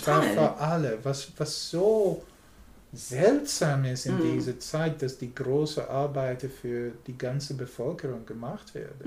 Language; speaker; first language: German; non-native, learner; English